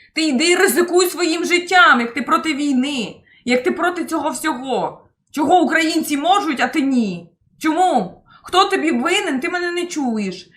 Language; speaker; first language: Ukrainian; native; Ukrainian